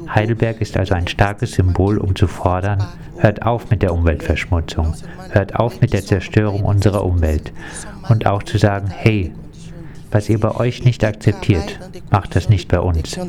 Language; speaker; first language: German; non-native, fluent; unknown